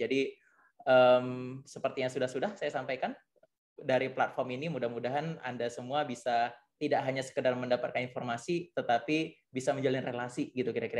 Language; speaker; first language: Indonesian; native; Indonesian